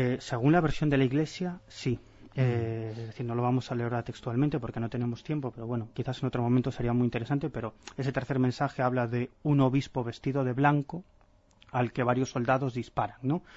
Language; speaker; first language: Spanish; native; Spanish